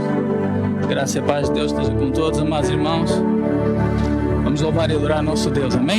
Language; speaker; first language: Portuguese; native; Portuguese